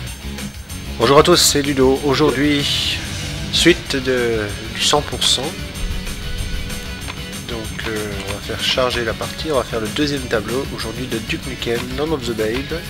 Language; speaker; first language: French; native; French